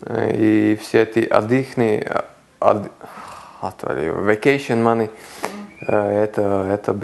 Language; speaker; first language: Russian; non-native, local second language; Lithuanian